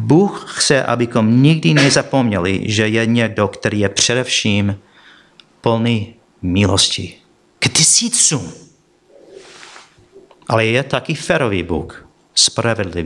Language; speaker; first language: Czech; non-native, fluent; English